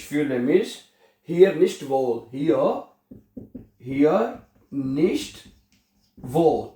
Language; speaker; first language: German; non-native, fluent; Urdu